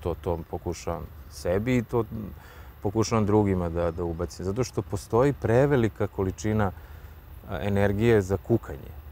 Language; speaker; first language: Serbian; native; Serbian